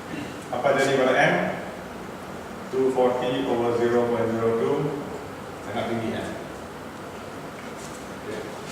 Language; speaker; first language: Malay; non-native, local second language; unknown